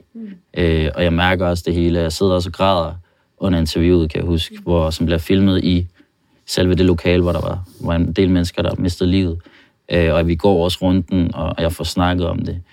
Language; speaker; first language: Danish; non-native, fluent; Norwegian